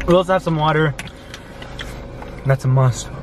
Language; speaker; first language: English; native; English